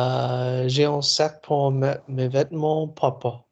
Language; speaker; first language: French; non-native, learner; English